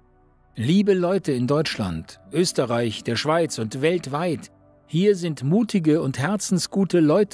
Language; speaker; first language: German; native; German